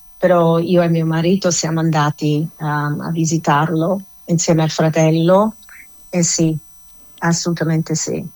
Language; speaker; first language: Italian; non-native, fluent; English